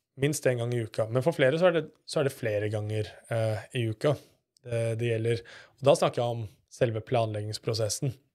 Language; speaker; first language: Norwegian; native; Norwegian